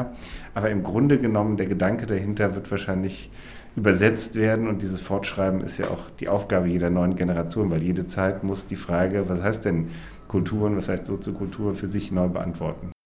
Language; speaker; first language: German; native; German